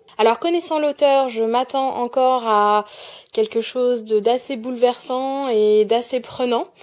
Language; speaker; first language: French; native; French